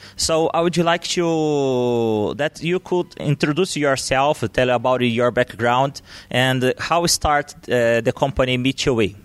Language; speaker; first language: English; non-native, learner; Portuguese